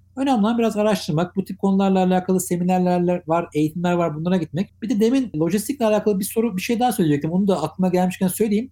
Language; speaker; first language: Turkish; native; Turkish